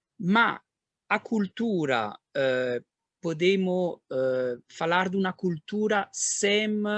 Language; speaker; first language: Portuguese; non-native, learner; Italian